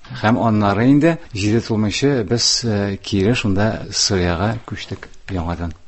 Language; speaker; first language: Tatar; non-native, local second language; Udmurt